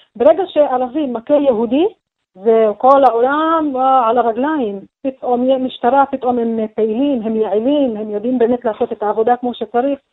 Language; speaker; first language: Hebrew; non-native, local second language; Arabic